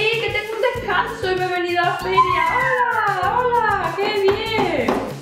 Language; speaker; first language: Spanish; native; Spanish